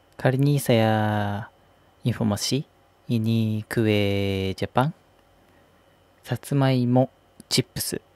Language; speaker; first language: Japanese; native; Japanese